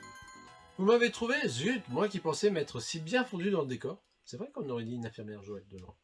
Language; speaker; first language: French; native; French